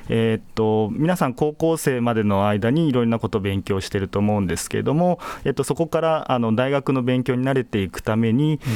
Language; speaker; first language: Japanese; native; Japanese